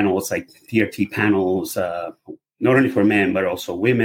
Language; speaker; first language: English; non-native, fluent; Spanish